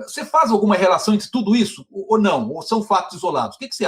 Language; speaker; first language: Portuguese; native; Portuguese